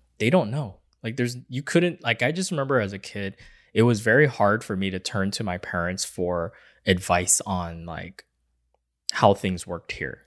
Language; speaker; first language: English; early bilingual, other home language; Chinese